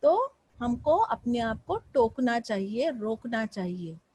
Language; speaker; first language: Hindi; non-native, local second language; Marathi